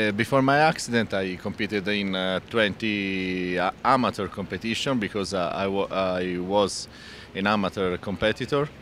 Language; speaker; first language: English; non-native, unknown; Italian